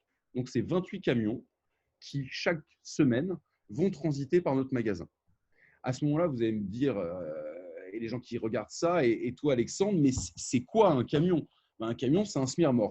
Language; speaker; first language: French; native; French